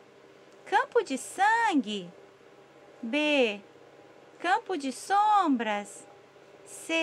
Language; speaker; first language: Portuguese; native; Portuguese